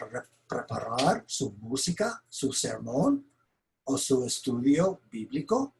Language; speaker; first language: Spanish; non-native, fluent; English